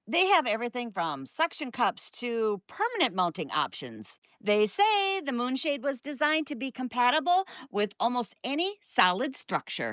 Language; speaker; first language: English; native; English